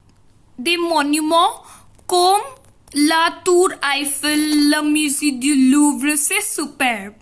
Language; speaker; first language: French; non-native, learner; Hindi